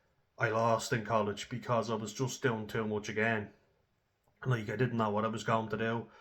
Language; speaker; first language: English; native; English